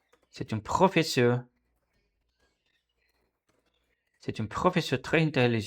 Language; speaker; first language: French; non-native, learner; Portuguese